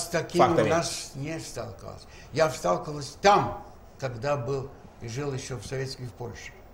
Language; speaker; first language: Russian; native; Russian